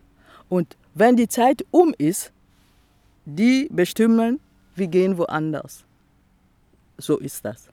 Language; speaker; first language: German; non-native, fluent; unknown